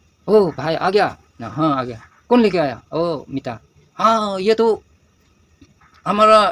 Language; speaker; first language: Hindi; non-native, local second language; Nepali